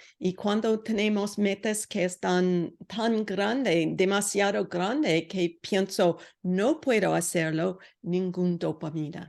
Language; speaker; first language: Spanish; non-native, learner; English